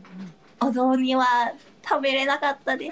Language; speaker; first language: Japanese; non-native, fluent; Thai